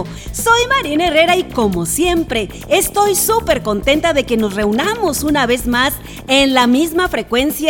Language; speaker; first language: Spanish; native; Spanish